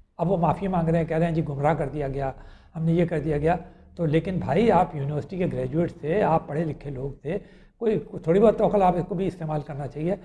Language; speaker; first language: Urdu; native; Urdu